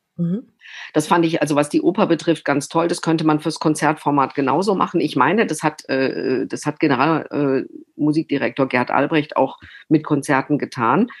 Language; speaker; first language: German; native; German